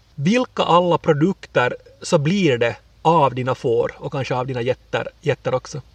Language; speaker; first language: Swedish; native; Swedish